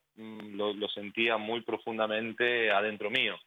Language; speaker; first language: Spanish; native; Spanish